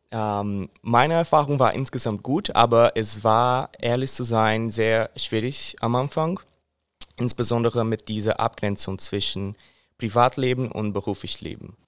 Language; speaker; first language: German; non-native, fluent; Portuguese